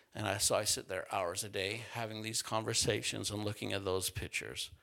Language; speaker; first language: English; native; English